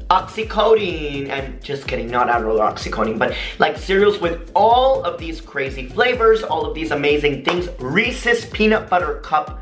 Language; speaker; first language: English; native; English